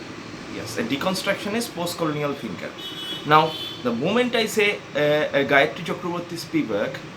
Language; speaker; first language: English; non-native, local second language; Bangla